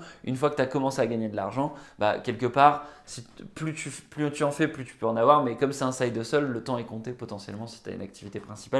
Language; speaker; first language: French; native; French